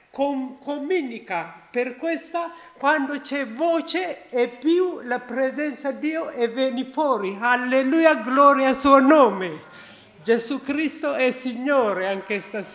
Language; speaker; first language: Italian; non-native, learner; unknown